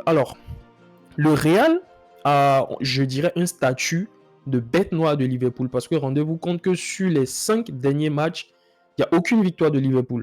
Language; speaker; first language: French; native; French